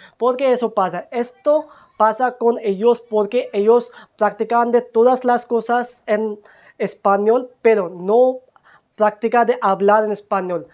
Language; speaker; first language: Spanish; non-native, fluent; Hindi